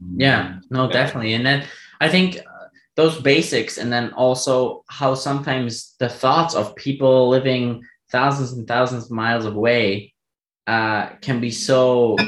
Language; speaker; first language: English; non-native, fluent; German